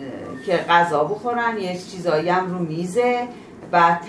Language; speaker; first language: Persian; native; Persian